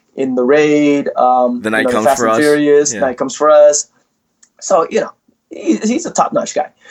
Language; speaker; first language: English; early bilingual, other home language; Indonesian